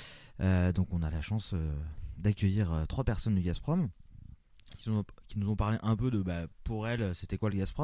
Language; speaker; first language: French; native; French